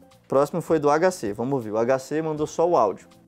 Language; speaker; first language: Portuguese; native; Portuguese